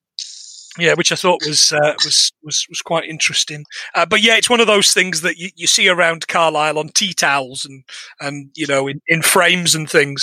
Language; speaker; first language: English; native; English